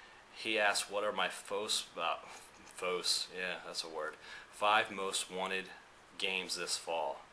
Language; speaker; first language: English; early bilingual, other home language; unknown